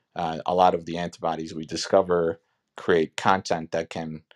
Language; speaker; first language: English; non-native, fluent; Turkish